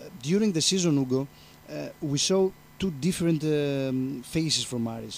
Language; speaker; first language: English; non-native, fluent; Greek